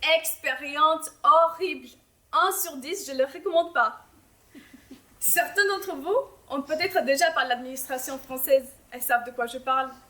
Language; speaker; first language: French; non-native, fluent; Albanian